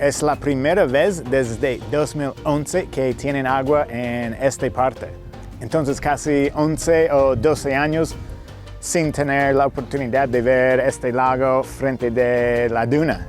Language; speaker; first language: Spanish; non-native, fluent; English